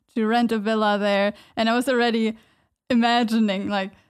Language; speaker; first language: English; non-native, fluent; German